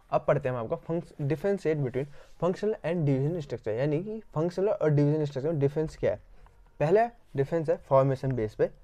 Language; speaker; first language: Hindi; native; Hindi